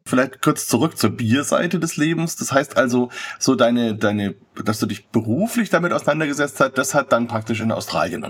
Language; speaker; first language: German; native; German